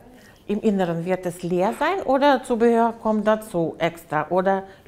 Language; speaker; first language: German; non-native, fluent; Russian